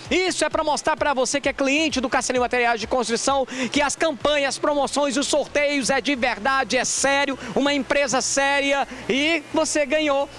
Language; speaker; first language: Portuguese; native; Portuguese